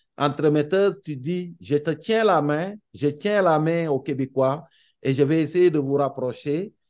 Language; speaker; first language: French; non-native, local second language; Serer